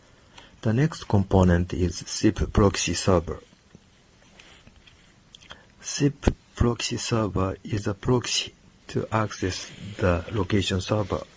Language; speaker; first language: English; non-native, learner; Japanese